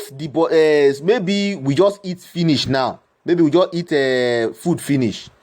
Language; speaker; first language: Nigerian Pidgin; non-native, local second language; Igbo